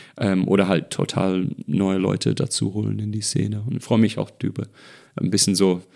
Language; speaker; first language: German; non-native, fluent; English